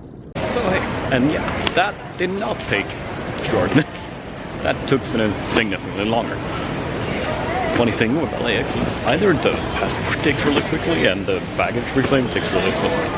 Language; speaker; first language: English; non-native, fluent; Swedish